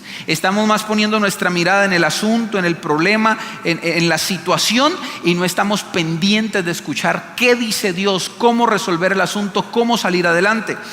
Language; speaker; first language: Spanish; native; Spanish